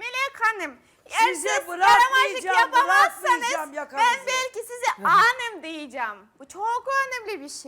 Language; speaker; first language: Turkish; non-native, learner; Russian